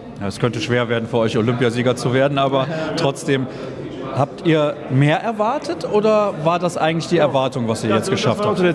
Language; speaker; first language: German; native; German